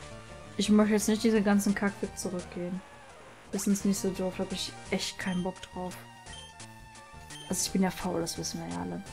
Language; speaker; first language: German; native; German